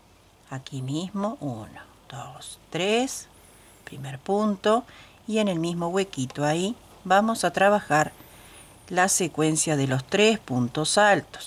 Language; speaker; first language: Spanish; native; Spanish